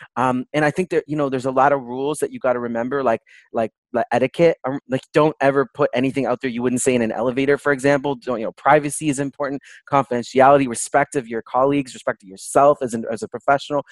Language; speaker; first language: English; native; English